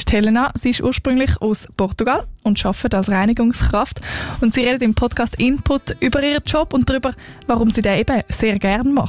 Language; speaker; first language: German; native; German